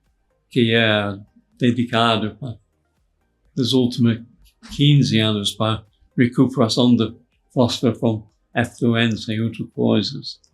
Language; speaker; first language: Portuguese; non-native, fluent; English